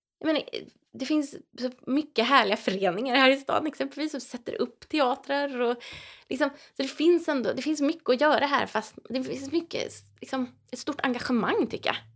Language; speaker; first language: Swedish; native; Swedish